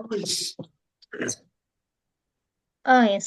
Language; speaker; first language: English; non-native, fluent; Indonesian